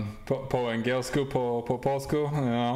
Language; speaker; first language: Polish; non-native, learner; English